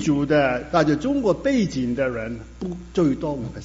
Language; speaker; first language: Chinese; native; Chinese